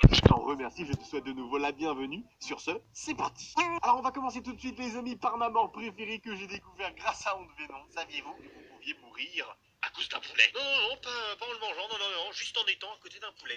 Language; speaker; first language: French; native; French